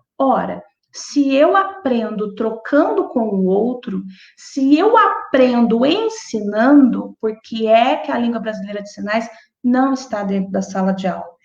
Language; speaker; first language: Portuguese; native; Portuguese